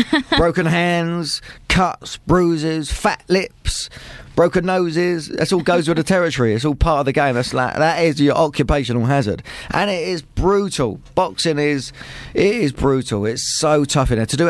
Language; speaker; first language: English; native; English